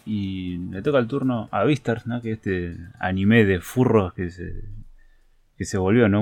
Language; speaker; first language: Spanish; native; Spanish